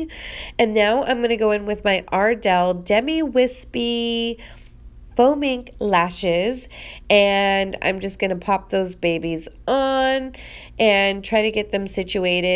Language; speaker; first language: English; native; English